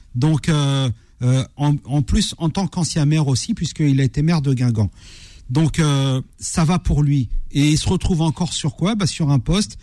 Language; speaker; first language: French; native; French